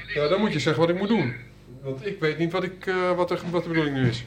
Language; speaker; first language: Dutch; native; Dutch